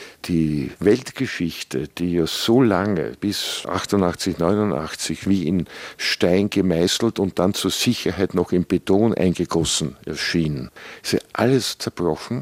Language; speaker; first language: German; native; German